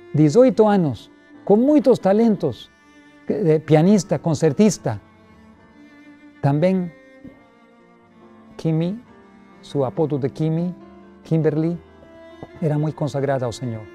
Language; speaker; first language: Spanish; non-native, learner; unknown